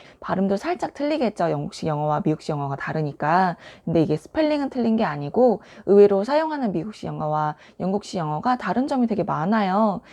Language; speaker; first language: Korean; native; Korean